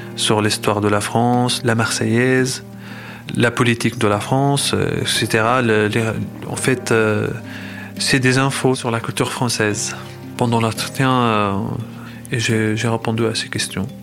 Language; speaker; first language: French; non-native, fluent; Arabic